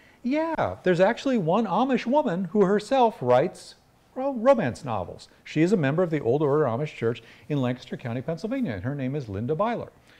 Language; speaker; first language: English; native; English